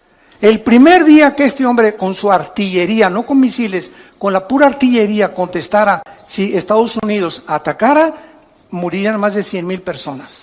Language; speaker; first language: Spanish; native; Spanish